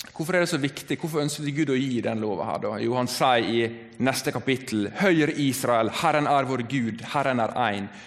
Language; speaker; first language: Norwegian; native; Norwegian